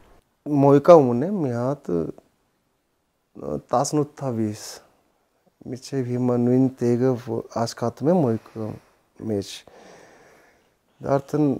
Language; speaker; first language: Armenian; non-native, learner; Hindi